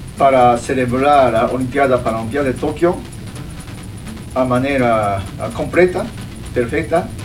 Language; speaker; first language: Portuguese; non-native, fluent; Japanese